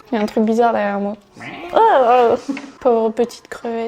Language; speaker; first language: French; native; French